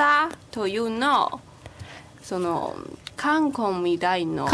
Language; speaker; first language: Japanese; non-native, learner; Chinese